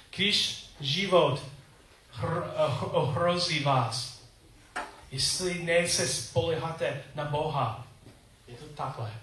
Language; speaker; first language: Czech; non-native, learner; English